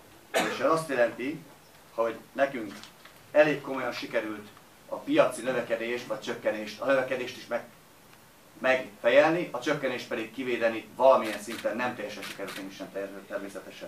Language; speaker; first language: Hungarian; native; Hungarian